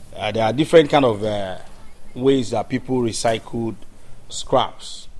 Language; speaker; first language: English; non-native, local second language; Yoruba